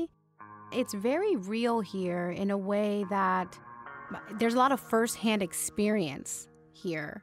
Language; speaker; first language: English; native; English